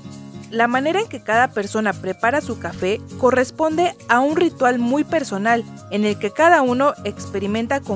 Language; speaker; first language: Spanish; native; Spanish